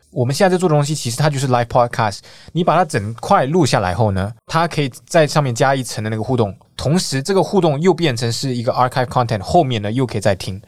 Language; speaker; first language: Chinese; native; Chinese